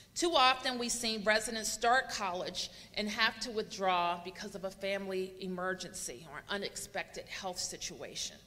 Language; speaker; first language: English; native; English